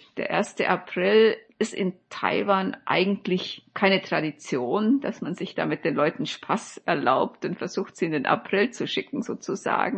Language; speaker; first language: German; native; German